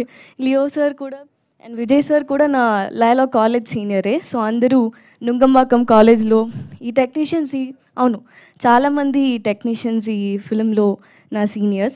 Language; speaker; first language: Telugu; non-native, learner; Tamil